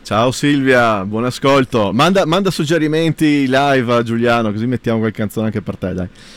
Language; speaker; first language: Italian; native; Italian